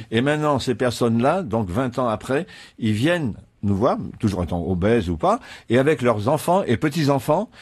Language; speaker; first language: French; native; French